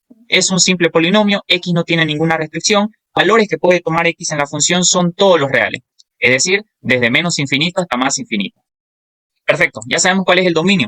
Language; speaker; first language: Spanish; native; Spanish